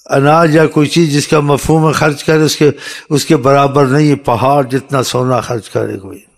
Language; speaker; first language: Urdu; native; Urdu